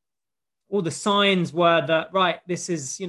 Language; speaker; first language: English; native; English